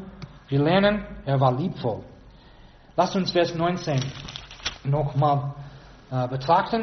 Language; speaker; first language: German; non-native, fluent; English